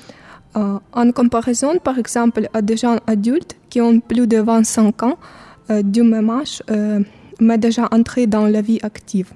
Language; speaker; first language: French; non-native, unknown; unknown